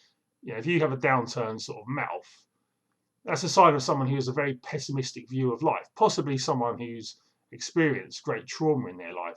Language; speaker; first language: English; native; English